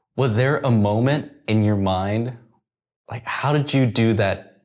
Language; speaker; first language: English; native; English